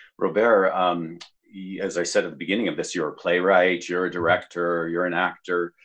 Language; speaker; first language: English; native; English